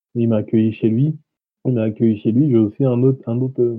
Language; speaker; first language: French; native; French